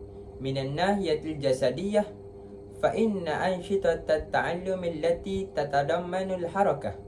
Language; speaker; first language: Arabic; non-native, learner; Malay